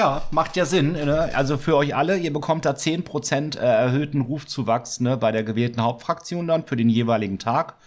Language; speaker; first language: German; native; German